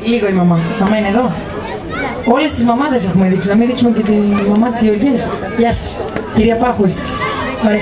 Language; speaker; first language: Greek; native; Greek